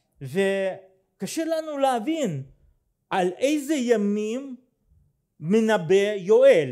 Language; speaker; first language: Hebrew; non-native, fluent; Russian